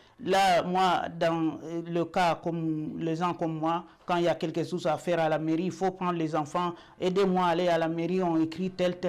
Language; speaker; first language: French; non-native, learner; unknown